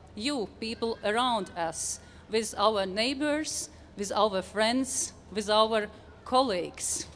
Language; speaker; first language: English; non-native, fluent; Latvian